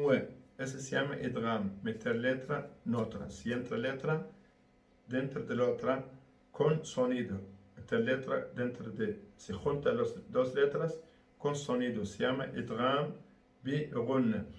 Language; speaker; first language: Spanish; non-native, learner; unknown